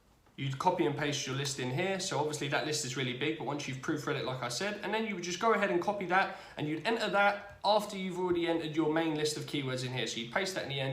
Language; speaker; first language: English; native; English